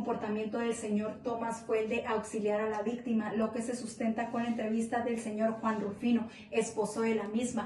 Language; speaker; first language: Spanish; native; Spanish